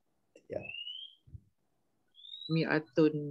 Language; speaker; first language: Arabic; non-native, learner; Malay